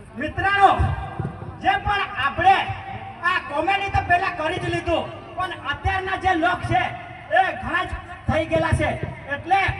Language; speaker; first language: Gujarati; non-native, local second language; Kukna